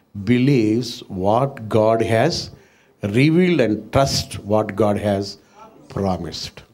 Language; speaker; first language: English; non-native, local second language; Telugu